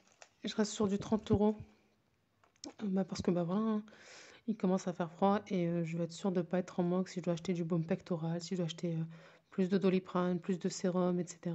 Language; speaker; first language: French; native; French